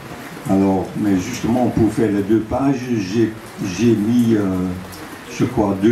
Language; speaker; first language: French; non-native, local second language; Dutch